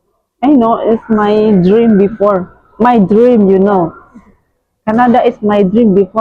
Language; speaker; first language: English; non-native, learner; Indonesian